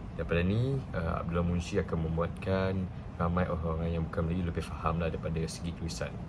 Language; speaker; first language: Malay; non-native, local second language; Iban